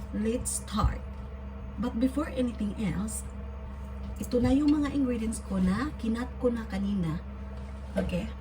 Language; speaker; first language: Filipino; non-native, local second language; Cebuano